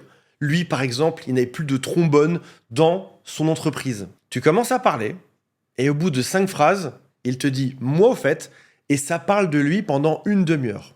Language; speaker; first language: French; native; French